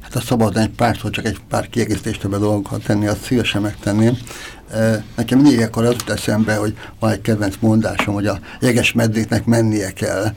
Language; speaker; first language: Hungarian; native; Hungarian